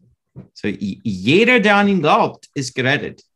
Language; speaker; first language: German; non-native, fluent; English